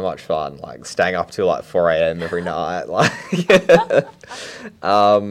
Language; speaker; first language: English; native; English